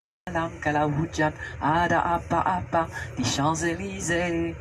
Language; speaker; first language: Indonesian; non-native, fluent; French